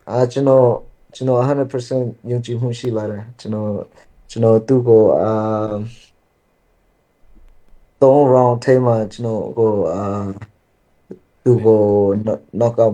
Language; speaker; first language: Burmese; early bilingual, heritage; Burmese